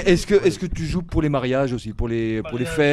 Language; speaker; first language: French; native; French